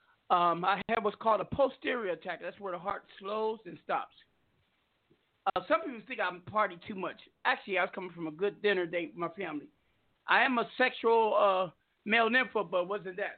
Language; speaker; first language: English; native; English